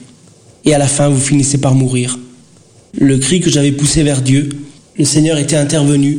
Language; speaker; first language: French; early bilingual, other home language; Portuguese